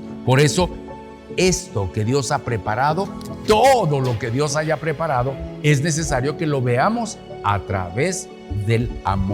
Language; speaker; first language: Spanish; native; Spanish